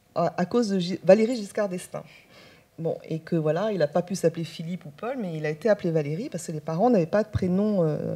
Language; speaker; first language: French; non-native, local second language; Chinese